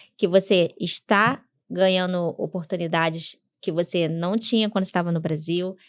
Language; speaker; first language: Portuguese; native; Portuguese